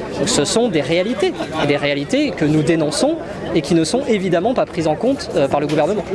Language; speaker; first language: French; native; French